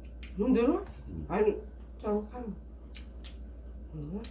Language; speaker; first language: Korean; non-native, learner; Filipino